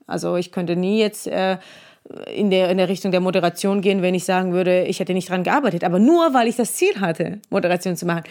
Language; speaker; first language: German; non-native, fluent; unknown